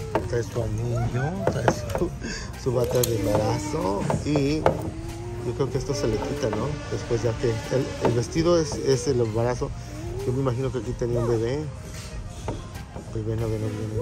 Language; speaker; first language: Spanish; native; Spanish